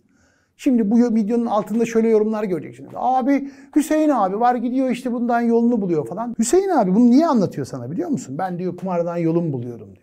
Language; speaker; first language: Turkish; native; Turkish